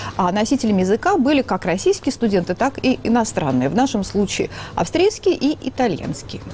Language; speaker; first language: Russian; native; Russian